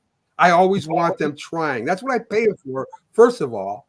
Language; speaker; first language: English; native; English